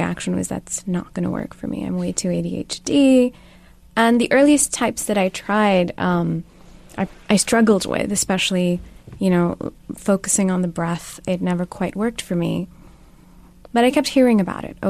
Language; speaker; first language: English; non-native, local second language; Urdu